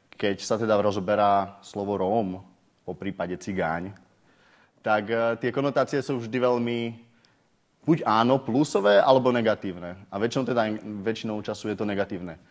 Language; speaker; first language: Slovak; native; Slovak